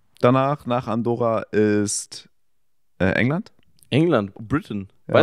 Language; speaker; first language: German; native; German